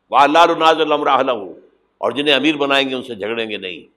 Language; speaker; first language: Urdu; native; Urdu